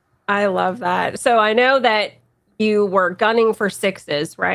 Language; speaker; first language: English; native; English